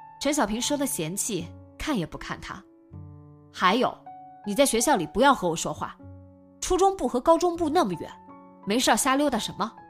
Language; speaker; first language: Chinese; native; Chinese